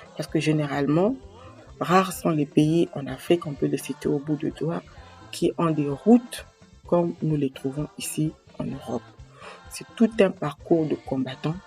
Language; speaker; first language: French; non-native, local second language; Kongo